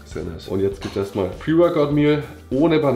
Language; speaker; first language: German; native; German